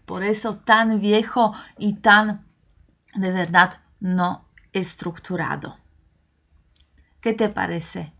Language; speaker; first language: Spanish; non-native, fluent; Polish